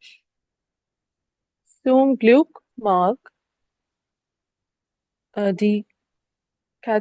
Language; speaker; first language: German; non-native, learner; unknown